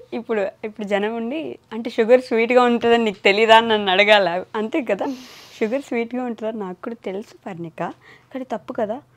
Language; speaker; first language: Telugu; native; Telugu